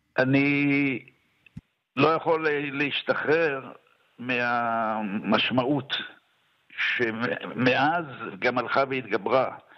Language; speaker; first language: Hebrew; native; Hebrew